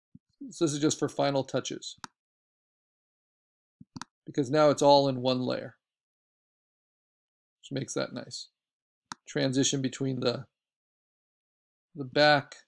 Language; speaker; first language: English; native; English